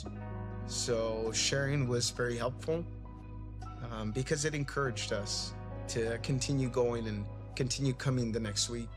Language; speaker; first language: English; native; English